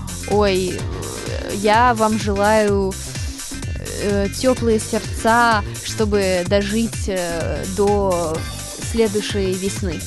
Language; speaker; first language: Russian; non-native, fluent; English